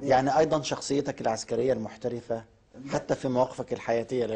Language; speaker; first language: Arabic; native; Arabic